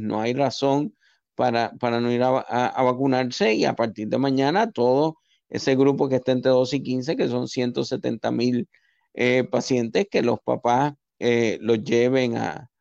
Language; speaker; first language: Spanish; native; Spanish